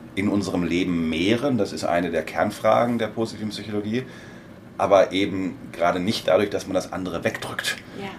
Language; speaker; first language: German; native; German